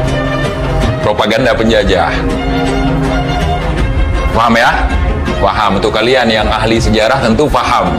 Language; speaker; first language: Indonesian; native; Indonesian